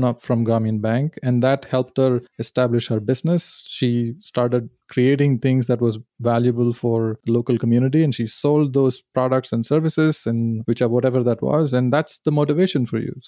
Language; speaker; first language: English; non-native, local second language; Tamil